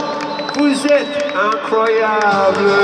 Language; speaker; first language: French; non-native, learner; English